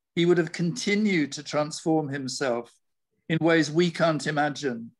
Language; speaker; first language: English; native; English